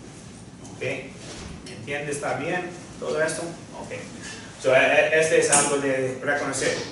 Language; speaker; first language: Spanish; non-native, fluent; English